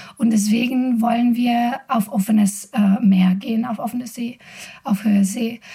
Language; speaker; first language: German; non-native, fluent; Spanish